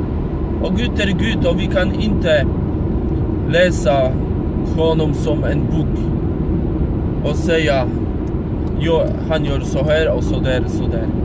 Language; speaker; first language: Swedish; non-native, fluent; Polish